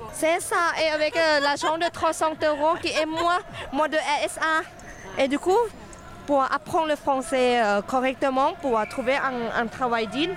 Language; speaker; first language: French; non-native, fluent; Thai